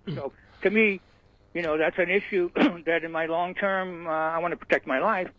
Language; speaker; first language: English; early bilingual, other home language; Norwegian